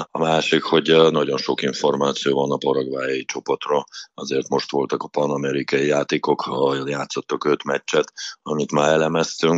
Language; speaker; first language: Hungarian; non-native, fluent; Russian